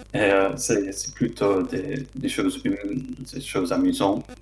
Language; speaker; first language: French; non-native, fluent; English